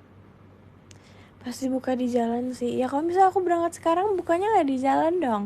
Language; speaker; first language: Indonesian; native; Indonesian